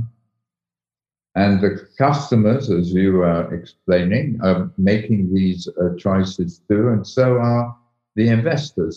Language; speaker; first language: English; native; English